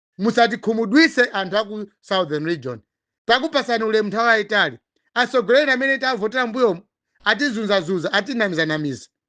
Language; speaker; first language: Nyanja; non-native, local second language; Tumbuka